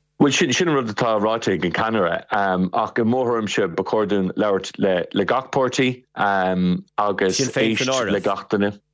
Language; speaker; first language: Irish; non-native, local second language; English